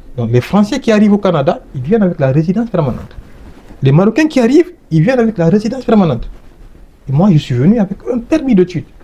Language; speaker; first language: French; non-native, local second language; Fula